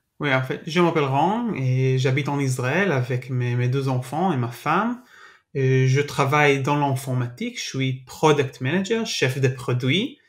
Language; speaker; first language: French; non-native, learner; Hebrew